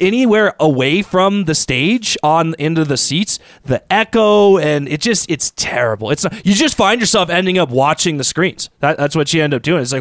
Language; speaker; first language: English; native; English